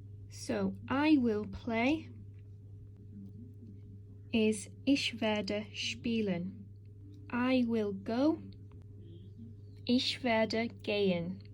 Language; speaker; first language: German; non-native, fluent; English